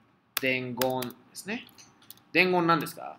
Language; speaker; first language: Japanese; non-native, fluent; Spanish